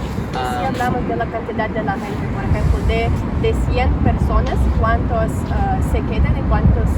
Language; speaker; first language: Spanish; non-native, fluent; Russian